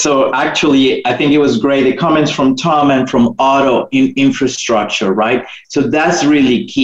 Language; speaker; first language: English; non-native, fluent; Spanish